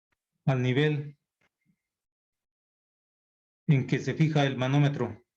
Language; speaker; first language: Spanish; native; Spanish